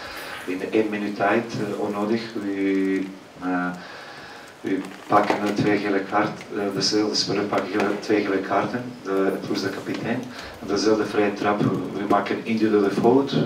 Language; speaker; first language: Dutch; non-native, fluent; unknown